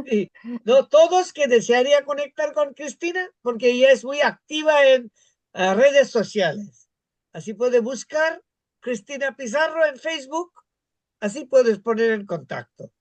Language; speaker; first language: Spanish; non-native, fluent; Bangla